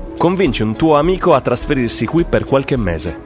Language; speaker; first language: Italian; native; Italian